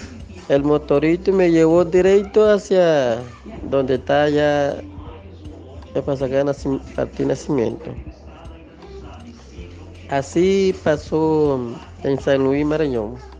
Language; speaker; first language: Spanish; non-native, local second language; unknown